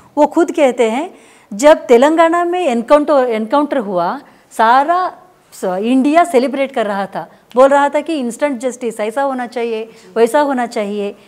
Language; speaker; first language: Hindi; non-native, local second language; Kannada